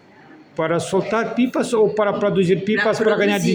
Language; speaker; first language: Portuguese; non-native, learner; Russian